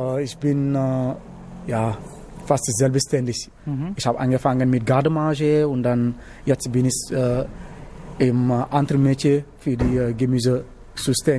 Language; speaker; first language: German; non-native, learner; Wolof